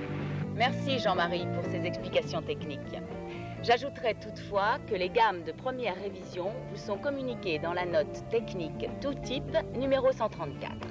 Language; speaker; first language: French; native; French